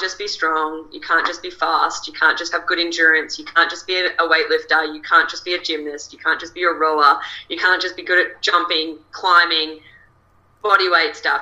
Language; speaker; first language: English; native; English